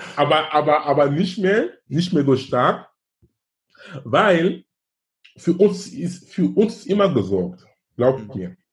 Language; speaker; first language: German; non-native, fluent; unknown